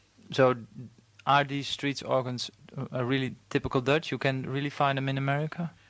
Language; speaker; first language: English; non-native, fluent; Dutch